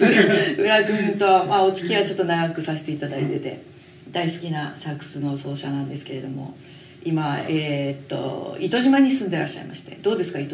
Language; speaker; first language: Japanese; native; Japanese